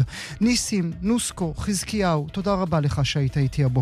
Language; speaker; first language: Hebrew; native; Hebrew